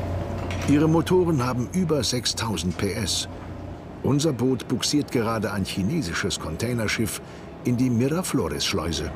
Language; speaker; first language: German; native; German